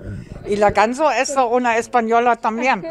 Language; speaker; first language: Spanish; non-native, learner; German